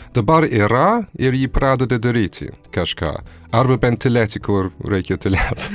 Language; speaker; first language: Lithuanian; non-native, fluent; English